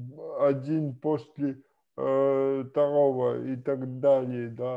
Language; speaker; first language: Russian; non-native, local second language; Latvian